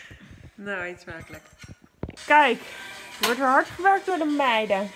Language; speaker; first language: Dutch; native; Dutch